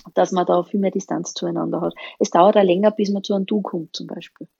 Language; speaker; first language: German; native; German